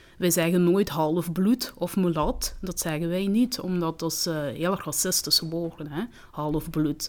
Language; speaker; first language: Dutch; early bilingual, other home language; Kinyarwanda